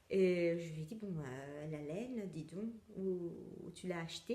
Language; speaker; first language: French; non-native, fluent; Italian